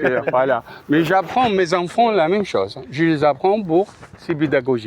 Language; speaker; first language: French; non-native, fluent; Arabic